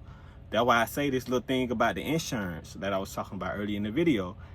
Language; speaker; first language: English; native; English